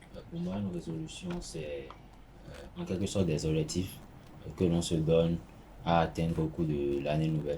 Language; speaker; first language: French; non-native, local second language; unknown